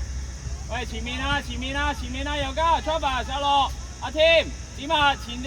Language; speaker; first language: Cantonese; native; Cantonese